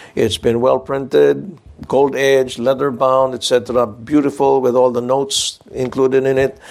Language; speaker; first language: English; non-native, local second language; Filipino